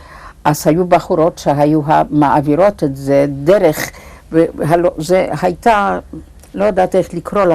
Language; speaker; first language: Hebrew; non-native, fluent; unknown